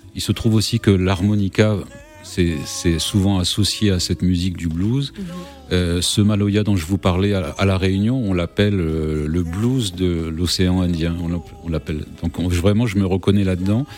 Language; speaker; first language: French; native; French